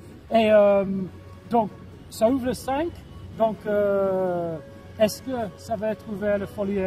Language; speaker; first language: French; non-native, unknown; English